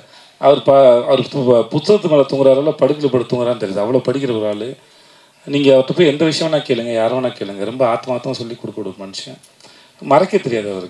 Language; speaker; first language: Tamil; native; Tamil